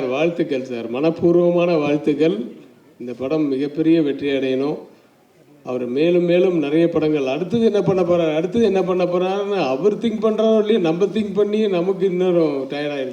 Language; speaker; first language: Tamil; native; Tamil